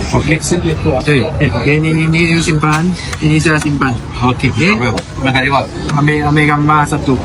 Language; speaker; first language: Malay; non-native, local second language; Chinese